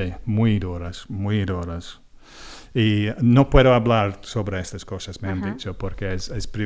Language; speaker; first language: Spanish; non-native, learner; English